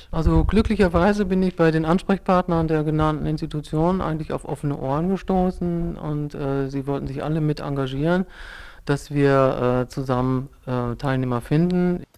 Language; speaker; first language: German; native; German